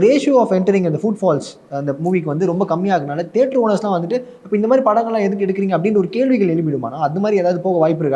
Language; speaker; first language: Tamil; native; Tamil